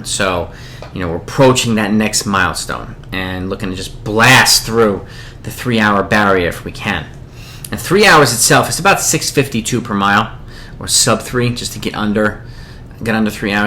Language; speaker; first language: English; native; English